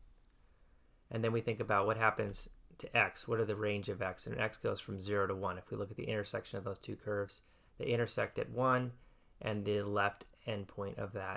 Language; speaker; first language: English; native; English